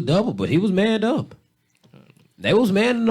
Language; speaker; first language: English; native; English